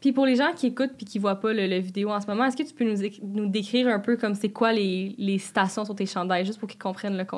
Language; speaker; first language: French; native; French